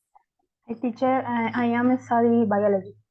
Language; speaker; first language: English; non-native, learner; Spanish